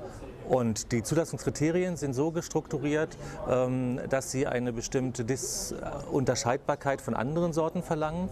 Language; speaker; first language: German; native; German